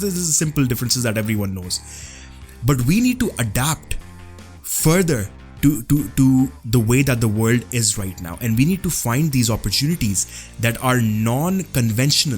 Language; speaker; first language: English; non-native, local second language; Urdu